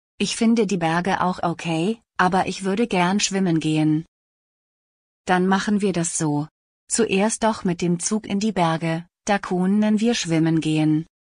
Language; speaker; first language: German; non-native, fluent; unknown